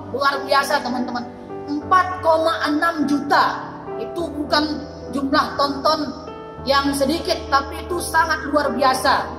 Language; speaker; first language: Indonesian; non-native, local second language; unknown